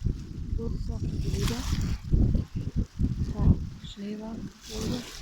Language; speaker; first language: German; non-native, fluent; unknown